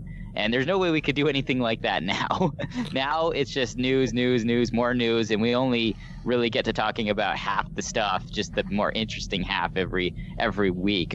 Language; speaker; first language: English; native; English